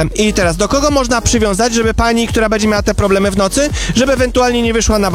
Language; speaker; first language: Polish; native; Polish